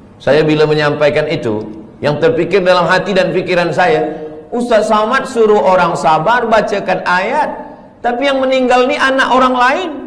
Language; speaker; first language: Malay; native; Malay